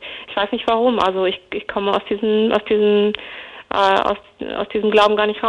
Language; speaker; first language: German; native; German